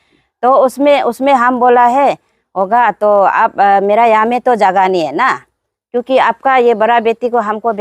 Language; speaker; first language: Hindi; non-native, local second language; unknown